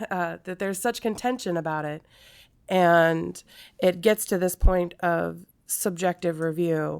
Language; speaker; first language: English; native; English